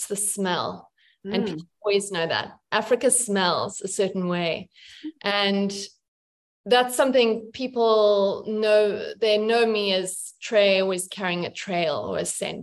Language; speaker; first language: English; native; English